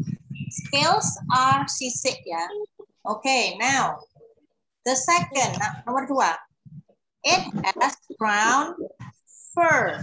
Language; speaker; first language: English; non-native, fluent; Indonesian